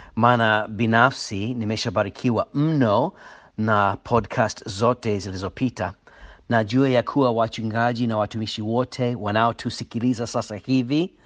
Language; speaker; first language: Swahili; non-native, fluent; English